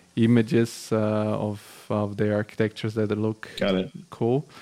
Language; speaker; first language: English; non-native, fluent; Bulgarian